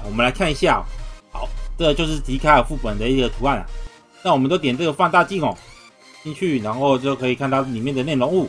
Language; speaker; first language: Chinese; native; Chinese